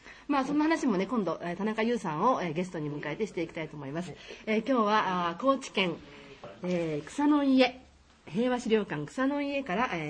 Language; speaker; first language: Japanese; native; Japanese